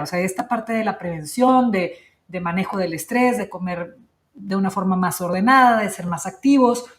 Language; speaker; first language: Spanish; native; Spanish